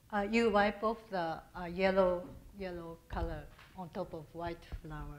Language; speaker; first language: English; non-native, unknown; Japanese